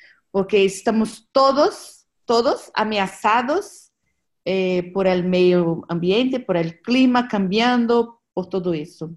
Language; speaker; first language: Spanish; non-native, learner; Portuguese